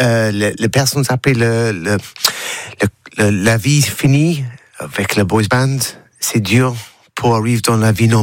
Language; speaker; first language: French; non-native, learner; English